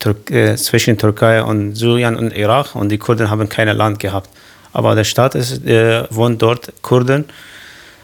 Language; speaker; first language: German; non-native, learner; Kurdish